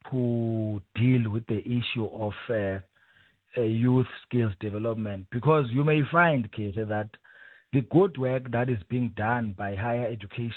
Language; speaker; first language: English; non-native, local second language; Xhosa